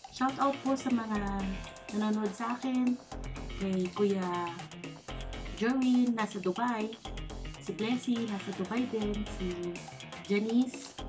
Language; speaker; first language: Filipino; non-native, local second language; Iloko